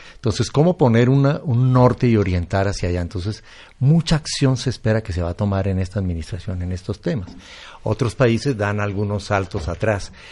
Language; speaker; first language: Spanish; native; Spanish